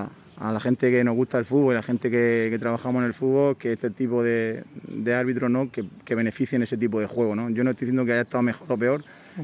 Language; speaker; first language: Spanish; native; Spanish